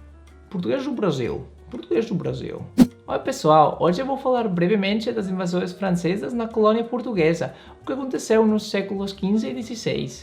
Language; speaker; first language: Portuguese; non-native, learner; Spanish